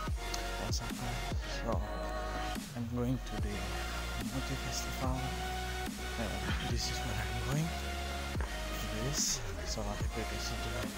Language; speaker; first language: English; non-native, learner; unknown